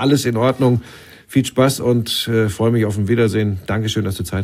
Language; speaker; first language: German; native; German